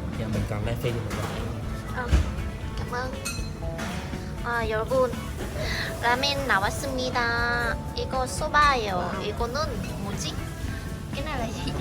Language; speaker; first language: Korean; non-native, learner; Vietnamese